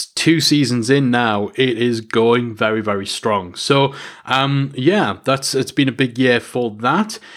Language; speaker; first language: English; native; English